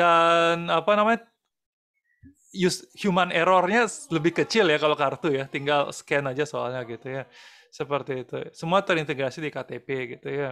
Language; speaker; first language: Indonesian; native; Indonesian